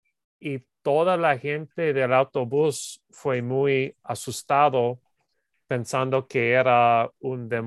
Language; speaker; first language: Spanish; non-native, learner; English